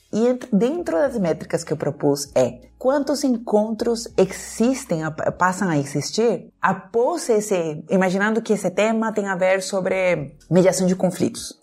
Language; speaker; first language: Portuguese; non-native, fluent; Spanish